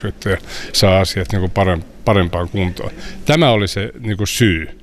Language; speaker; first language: Finnish; native; Finnish